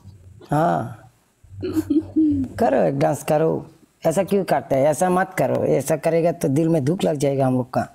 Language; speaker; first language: Hindi; non-native, fluent; Bangla